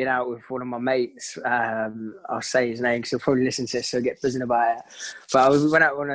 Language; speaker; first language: English; native; English